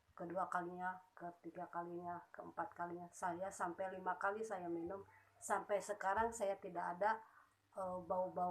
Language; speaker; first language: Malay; non-native, local second language; Sundanese